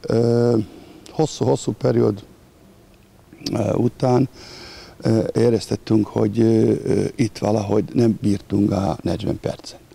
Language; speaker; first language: Hungarian; non-native, fluent; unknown